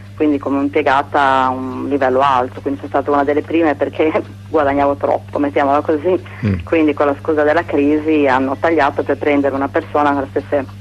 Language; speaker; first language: Italian; native; Italian